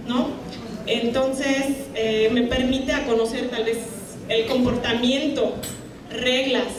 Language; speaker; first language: Spanish; non-native, fluent; German